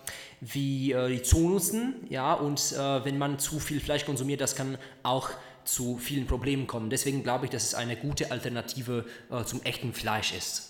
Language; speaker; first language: German; non-native, learner; Czech